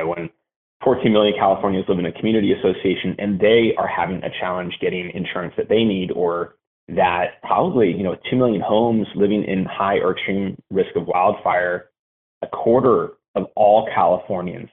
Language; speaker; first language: English; native; English